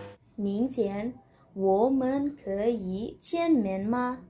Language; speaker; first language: Chinese; non-native, learner; Indonesian